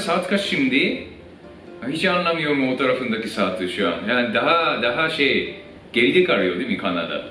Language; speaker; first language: Turkish; non-native, fluent; Japanese